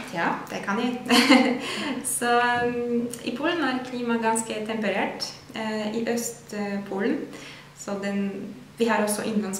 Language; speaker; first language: Norwegian; non-native, fluent; Polish